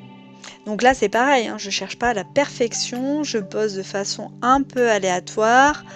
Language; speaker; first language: French; native; French